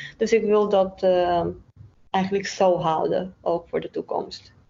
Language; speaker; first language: Dutch; non-native, fluent; Romanian